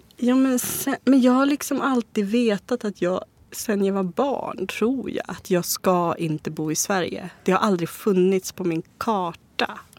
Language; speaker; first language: Swedish; native; Swedish